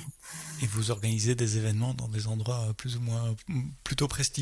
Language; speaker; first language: French; native; French